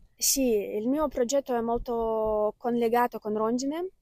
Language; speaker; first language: Italian; non-native, fluent; Ukrainian